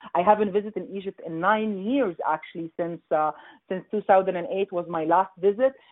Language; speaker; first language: English; non-native, fluent; Arabic